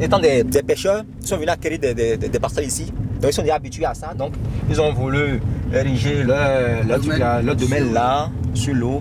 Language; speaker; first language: French; non-native, local second language; Fon